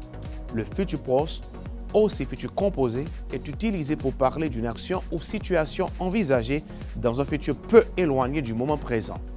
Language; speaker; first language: French; non-native, fluent; Spanish